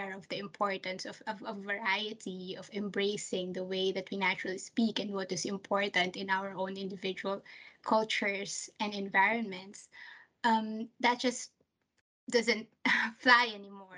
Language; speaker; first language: English; non-native, local second language; Filipino